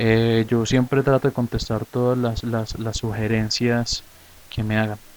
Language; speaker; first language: Spanish; native; Spanish